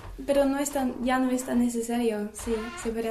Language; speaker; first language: Spanish; non-native, learner; English